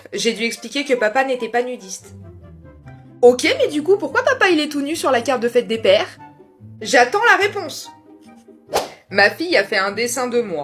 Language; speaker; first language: French; native; French